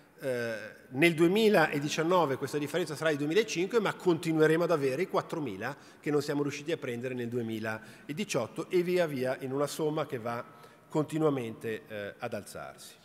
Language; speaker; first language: Italian; native; Italian